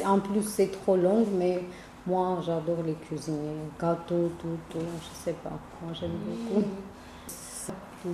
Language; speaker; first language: French; non-native, learner; Armenian